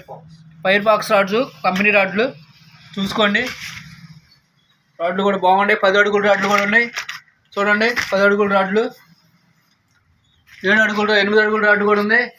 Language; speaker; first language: Telugu; native; Telugu